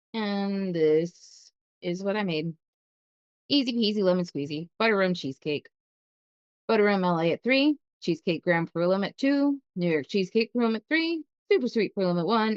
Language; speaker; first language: English; native; English